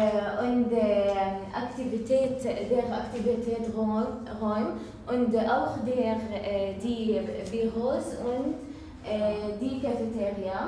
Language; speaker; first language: German; non-native, learner; Arabic